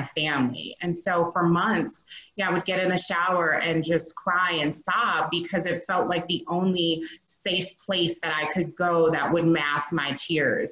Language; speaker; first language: English; native; English